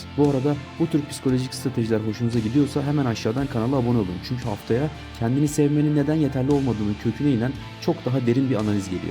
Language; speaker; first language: Turkish; native; Turkish